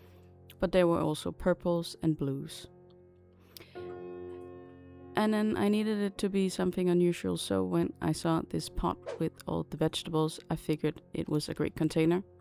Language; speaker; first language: English; non-native, fluent; Danish